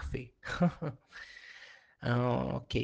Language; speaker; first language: French; non-native, learner; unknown